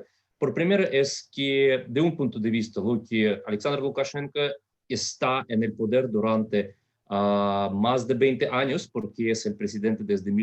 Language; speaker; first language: Spanish; non-native, fluent; Russian